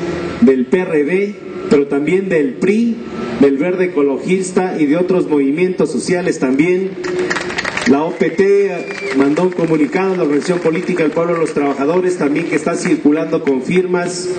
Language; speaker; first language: Spanish; native; Spanish